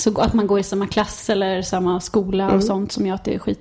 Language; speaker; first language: Swedish; native; Swedish